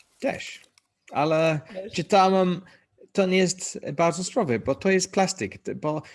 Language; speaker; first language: Polish; non-native, learner; English